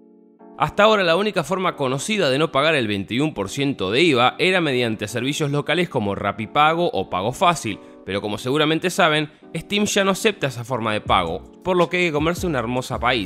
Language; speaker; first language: Spanish; native; Spanish